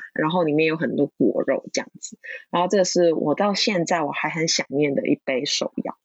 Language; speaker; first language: Chinese; non-native, local second language; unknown